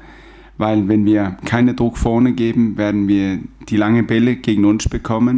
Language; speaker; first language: German; non-native, fluent; Danish